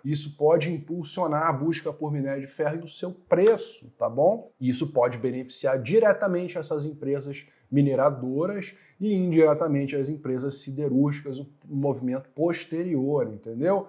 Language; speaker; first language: Portuguese; native; Portuguese